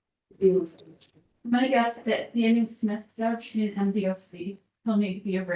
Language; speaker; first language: English; native; English